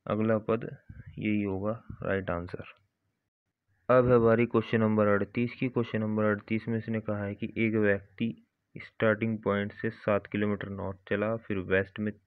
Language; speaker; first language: Hindi; native; Hindi